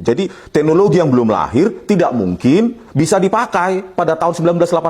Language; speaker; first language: Indonesian; native; Indonesian